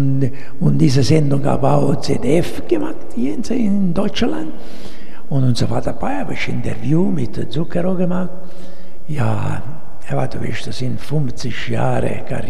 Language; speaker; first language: German; non-native, fluent; Italian